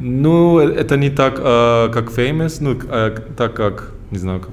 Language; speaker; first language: Russian; early bilingual, heritage; German